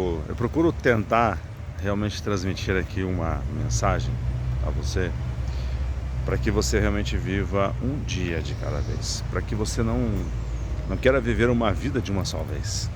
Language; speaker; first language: Portuguese; native; Portuguese